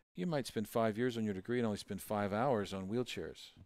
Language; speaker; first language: English; native; English